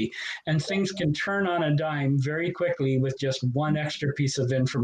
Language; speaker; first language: English; native; English